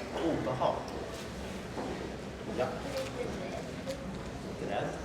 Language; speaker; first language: Swedish; native; Swedish